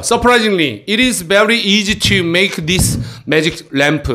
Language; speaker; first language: English; non-native, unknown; Korean